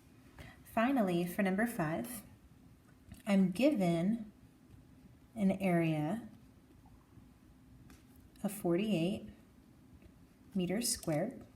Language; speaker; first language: English; native; English